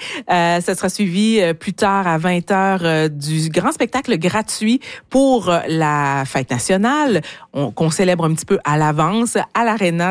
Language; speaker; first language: French; native; French